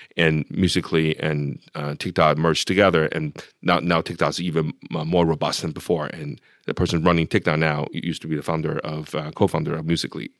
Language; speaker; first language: English; non-native, fluent; Chinese